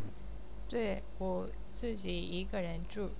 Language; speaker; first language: Chinese; non-native, learner; Japanese